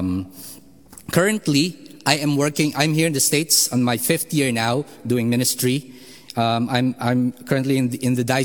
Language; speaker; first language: English; non-native, local second language; Filipino